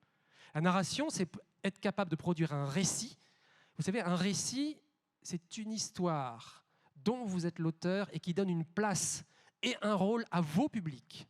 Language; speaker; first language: French; native; French